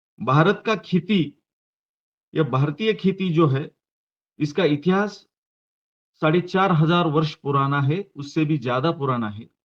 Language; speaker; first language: Hindi; non-native, local second language; Marathi